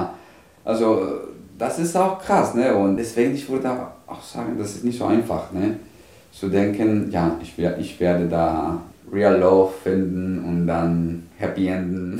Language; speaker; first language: German; non-native, fluent; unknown